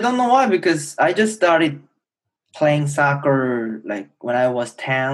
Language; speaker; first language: English; non-native, fluent; Korean